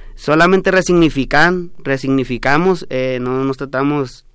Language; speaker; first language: Spanish; non-native, local second language; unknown